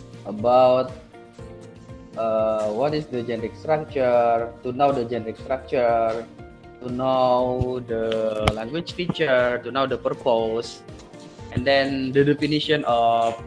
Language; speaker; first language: English; non-native, learner; Indonesian